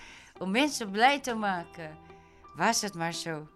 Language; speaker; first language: Dutch; non-native, learner; Albanian